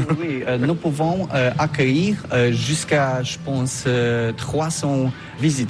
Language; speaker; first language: French; non-native, learner; Polish